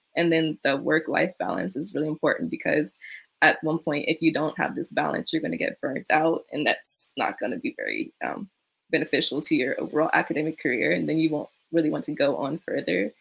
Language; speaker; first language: English; native; English